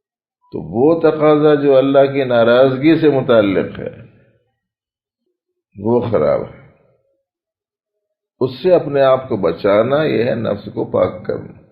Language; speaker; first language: Urdu; native; Urdu